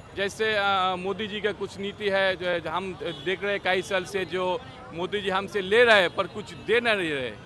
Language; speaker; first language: Hindi; non-native, fluent; Bangla